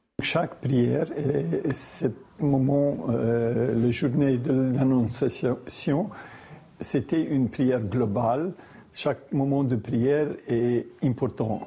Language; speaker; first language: French; non-native, fluent; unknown